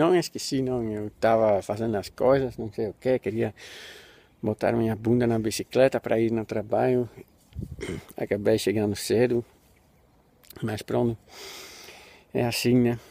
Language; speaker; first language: Portuguese; non-native, learner; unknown